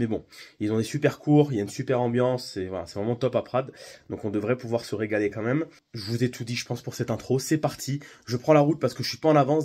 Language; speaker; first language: French; native; French